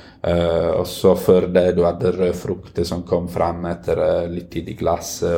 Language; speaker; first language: Norwegian; non-native, fluent; Italian